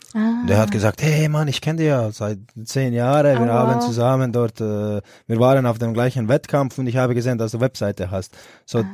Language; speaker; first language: German; non-native, fluent; Croatian